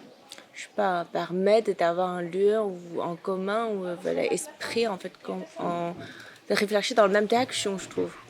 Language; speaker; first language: French; non-native, fluent; Chinese